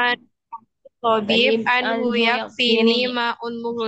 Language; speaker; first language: Arabic; non-native, learner; Indonesian